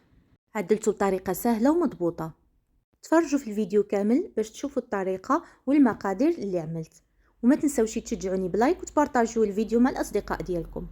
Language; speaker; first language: Arabic; native; Arabic